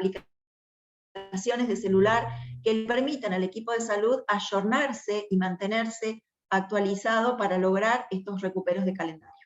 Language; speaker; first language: Spanish; native; Spanish